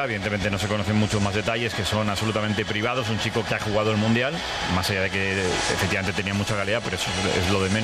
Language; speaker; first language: Spanish; native; Spanish